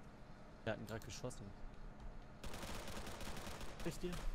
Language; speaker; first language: German; native; German